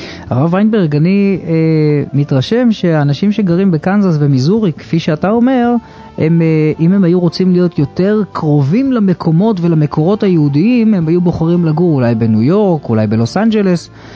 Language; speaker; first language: Hebrew; native; Hebrew